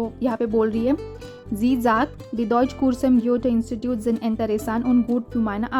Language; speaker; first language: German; non-native, learner; Hindi